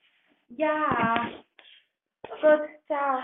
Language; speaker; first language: German; non-native, fluent; Greek